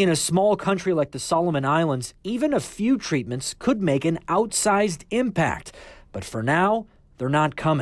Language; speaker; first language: English; native; English